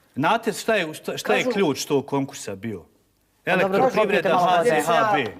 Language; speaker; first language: Bosnian; native; Bosnian